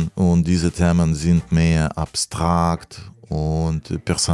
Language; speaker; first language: German; non-native, learner; Russian